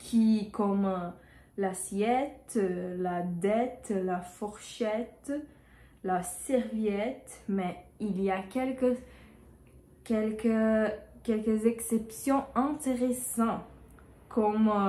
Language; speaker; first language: French; non-native, learner; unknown